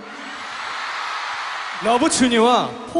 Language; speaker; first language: Japanese; non-native, fluent; Korean